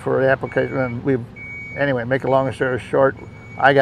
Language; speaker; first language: English; native; English